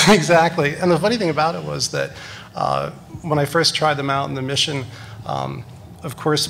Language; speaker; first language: English; native; English